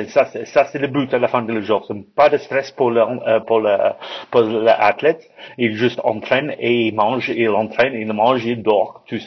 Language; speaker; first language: French; non-native, learner; English